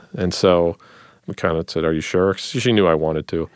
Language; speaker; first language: English; native; English